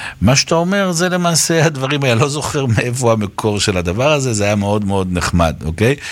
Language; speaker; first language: Hebrew; native; Hebrew